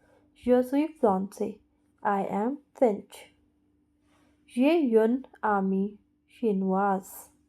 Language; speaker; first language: French; non-native, fluent; Hindi